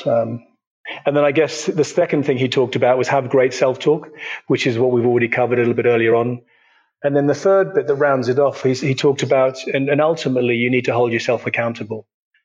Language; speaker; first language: English; native; English